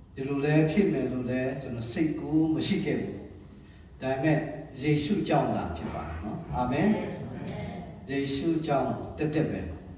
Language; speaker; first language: Burmese; non-native, local second language; Tedim Chin